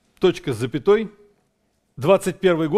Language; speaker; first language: Russian; native; Russian